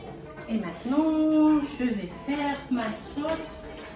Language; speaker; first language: French; non-native, fluent; Arabic